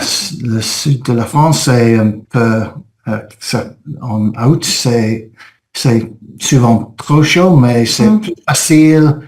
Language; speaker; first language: French; non-native, fluent; English